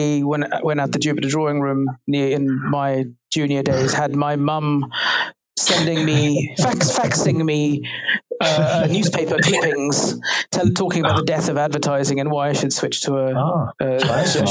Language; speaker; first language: English; native; English